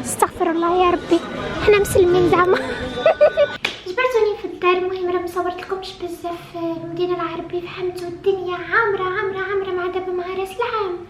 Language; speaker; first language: Arabic; native; Arabic